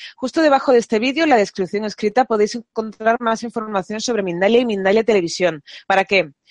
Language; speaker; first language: Spanish; native; Spanish